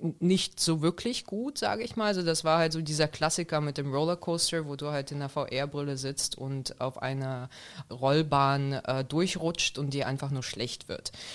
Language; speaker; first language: German; non-native, fluent; Russian